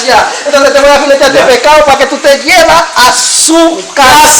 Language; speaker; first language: Spanish; non-native, learner; Haitian Creole